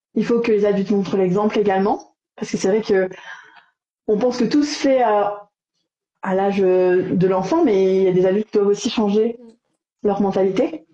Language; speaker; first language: French; native; French